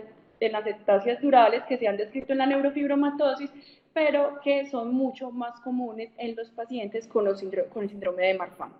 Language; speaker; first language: Spanish; native; Spanish